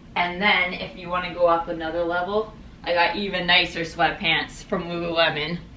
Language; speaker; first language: English; native; English